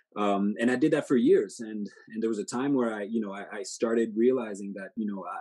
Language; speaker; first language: English; native; English